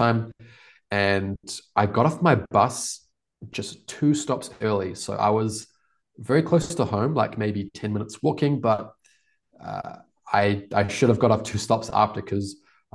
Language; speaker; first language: English; native; English